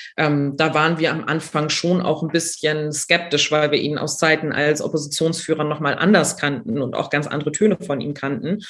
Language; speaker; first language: German; native; German